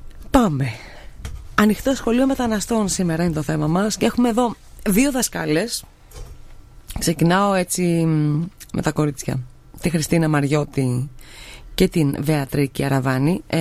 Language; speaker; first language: Greek; native; Greek